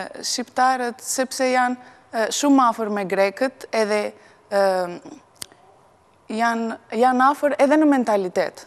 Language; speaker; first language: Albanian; early bilingual, heritage; Albanian